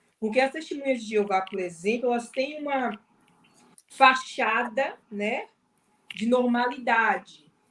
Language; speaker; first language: Portuguese; native; Portuguese